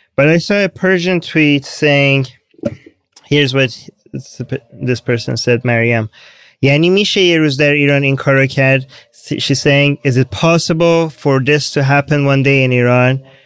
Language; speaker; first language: English; non-native, fluent; Persian